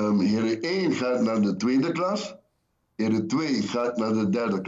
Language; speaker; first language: Dutch; non-native, local second language; Papiamento